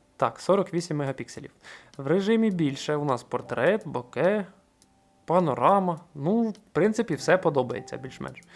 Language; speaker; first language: Ukrainian; non-native, local second language; Russian